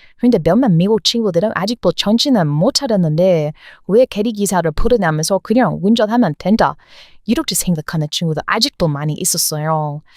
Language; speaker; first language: Korean; non-native, fluent; English